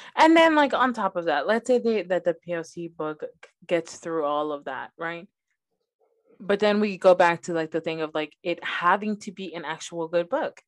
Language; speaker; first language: English; early bilingual, other home language; Spanish